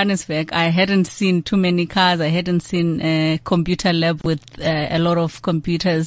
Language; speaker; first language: English; non-native, local second language; Xhosa